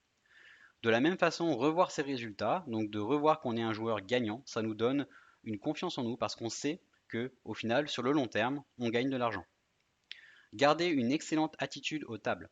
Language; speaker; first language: French; native; French